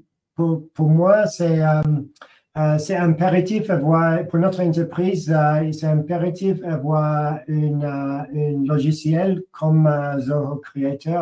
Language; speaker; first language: French; non-native, learner; English